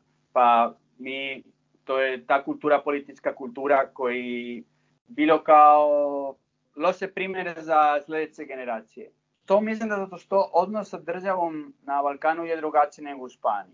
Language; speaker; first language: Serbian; non-native, fluent; Spanish